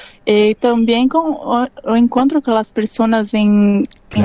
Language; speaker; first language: Spanish; non-native, learner; Portuguese